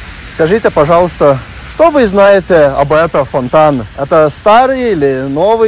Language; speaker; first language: Russian; non-native, learner; Lithuanian